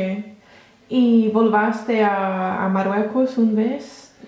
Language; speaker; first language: Spanish; non-native, learner; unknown